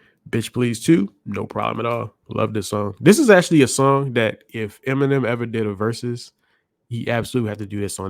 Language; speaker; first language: English; native; English